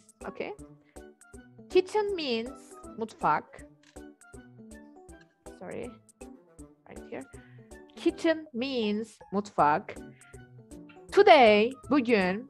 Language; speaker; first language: English; non-native, fluent; Turkish